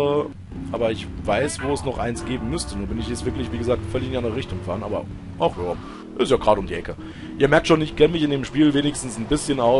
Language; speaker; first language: German; native; German